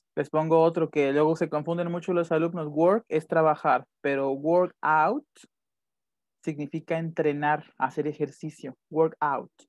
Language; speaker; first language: Spanish; native; Spanish